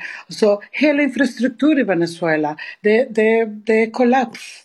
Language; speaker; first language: Swedish; non-native, fluent; Spanish